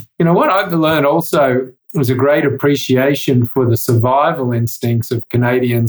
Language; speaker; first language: English; native; English